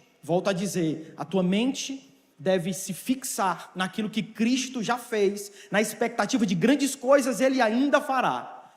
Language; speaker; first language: Portuguese; native; Portuguese